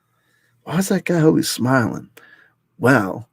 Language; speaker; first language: English; native; English